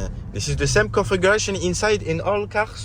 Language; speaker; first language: English; non-native, learner; French